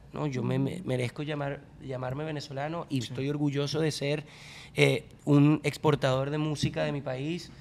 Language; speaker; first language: Spanish; native; Spanish